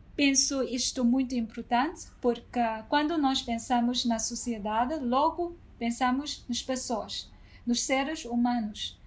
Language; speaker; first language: Portuguese; non-native, fluent; Chinese